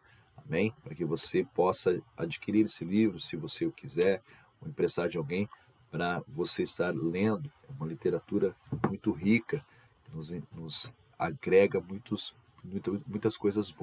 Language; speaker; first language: Portuguese; native; Portuguese